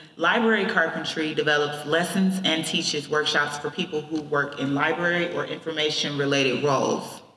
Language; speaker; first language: English; native; English